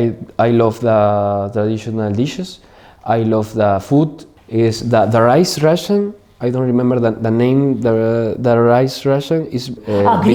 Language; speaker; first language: English; non-native, learner; Spanish